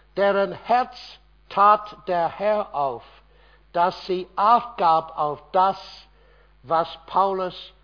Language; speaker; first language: German; non-native, fluent; English